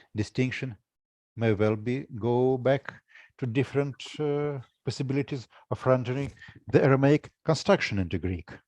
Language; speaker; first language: English; non-native, fluent; Russian